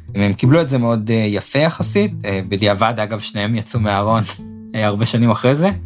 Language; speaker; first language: Hebrew; native; Hebrew